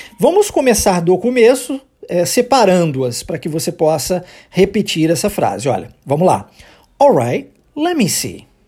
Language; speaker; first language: Portuguese; early bilingual, heritage; English